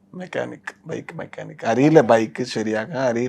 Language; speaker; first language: Malayalam; non-native, learner; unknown